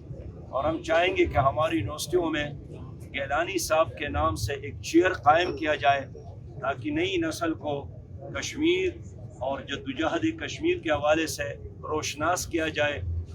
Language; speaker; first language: Urdu; non-native, local second language; Pashto